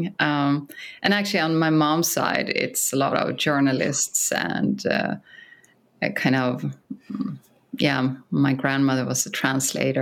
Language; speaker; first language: English; non-native, fluent; Swedish